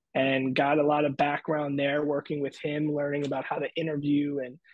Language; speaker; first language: English; native; English